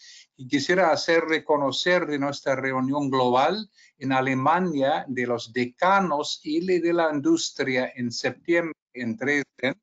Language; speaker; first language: Spanish; non-native, fluent; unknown